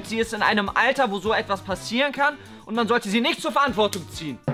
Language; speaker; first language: German; native; German